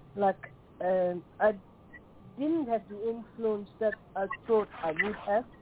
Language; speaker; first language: English; non-native, fluent; Dutch